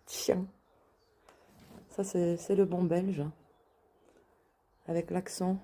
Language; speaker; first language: French; native; French